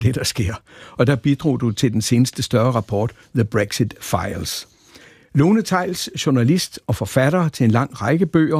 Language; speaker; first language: Danish; native; Danish